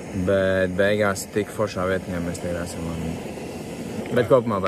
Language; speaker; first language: Latvian; native; Latvian